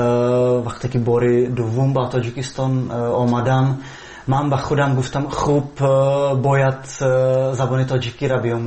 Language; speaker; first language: Persian; non-native, fluent; Czech